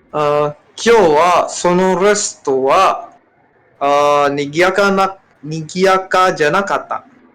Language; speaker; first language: Japanese; non-native, learner; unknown